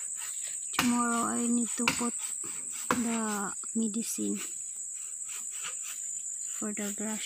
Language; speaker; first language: English; non-native, learner; Filipino